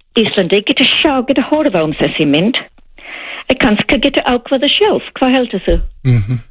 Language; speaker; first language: Icelandic; non-native, learner; Hebrew